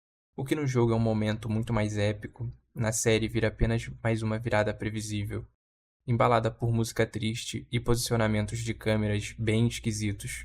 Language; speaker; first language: Portuguese; native; Portuguese